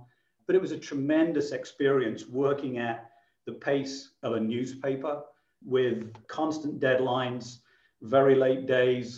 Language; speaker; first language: English; native; English